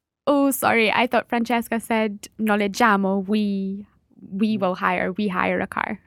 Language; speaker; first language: English; native; English